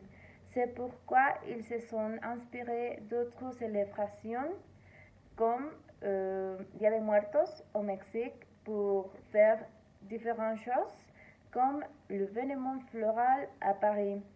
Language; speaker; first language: French; non-native, learner; Spanish